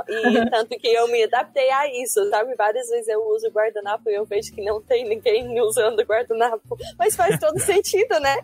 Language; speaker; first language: Portuguese; non-native, fluent; English